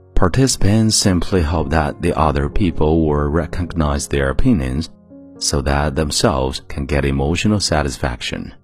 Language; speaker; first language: English; non-native, fluent; Chinese